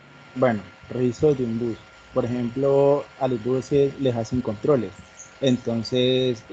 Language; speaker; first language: Spanish; native; Spanish